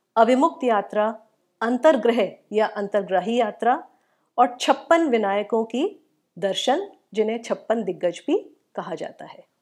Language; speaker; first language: Hindi; native; Hindi